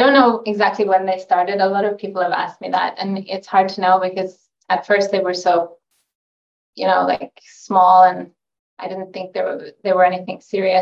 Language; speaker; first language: English; non-native, fluent; Norwegian